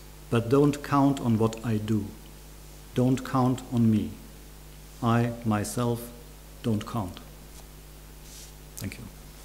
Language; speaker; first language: English; non-native, fluent; German